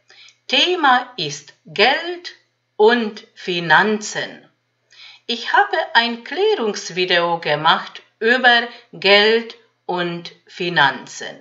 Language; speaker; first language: German; non-native, fluent; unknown